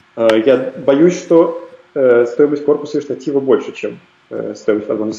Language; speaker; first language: Russian; native; Russian